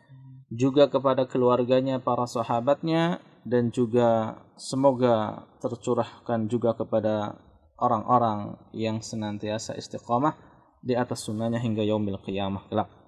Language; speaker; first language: Indonesian; native; Indonesian